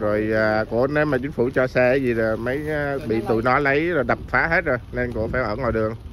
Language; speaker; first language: Vietnamese; native; Vietnamese